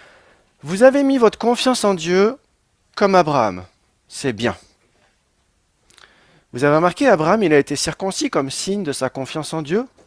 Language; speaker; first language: French; native; French